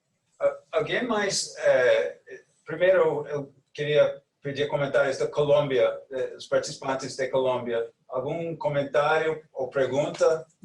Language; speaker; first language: Portuguese; non-native, learner; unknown